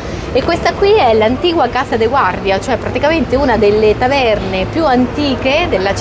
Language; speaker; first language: Italian; native; Italian